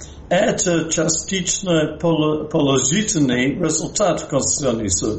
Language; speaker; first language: Russian; non-native, fluent; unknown